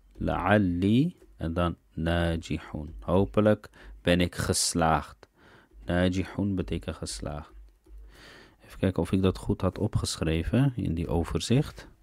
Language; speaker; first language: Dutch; early bilingual, other home language; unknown